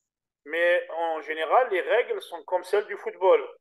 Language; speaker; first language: French; native; French